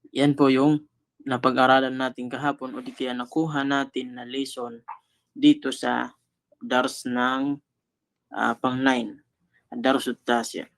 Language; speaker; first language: Filipino; non-native, local second language; Cebuano